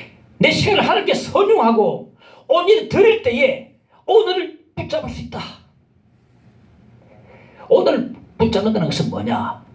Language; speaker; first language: Korean; native; Korean